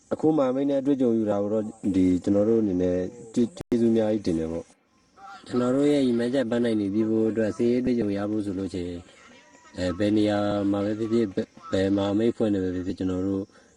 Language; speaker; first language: Burmese; native; Burmese